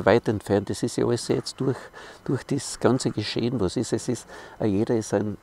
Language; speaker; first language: German; native; German